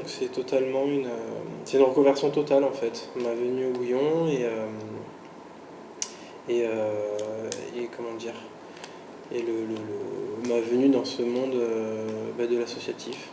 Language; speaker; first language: French; native; French